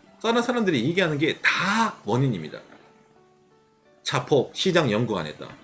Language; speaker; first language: Korean; native; Korean